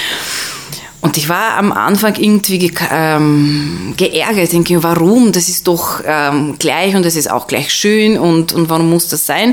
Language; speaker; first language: German; non-native, fluent; Russian